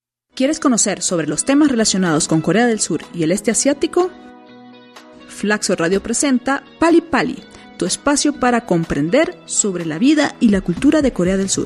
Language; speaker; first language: Spanish; native; Spanish